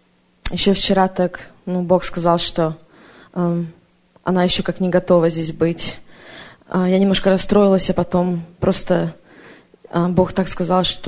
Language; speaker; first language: Russian; native; Russian